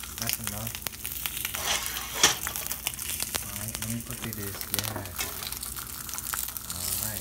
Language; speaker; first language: English; native; English